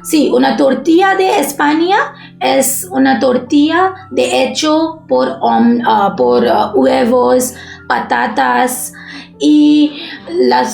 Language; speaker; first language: Spanish; non-native, learner; Bangla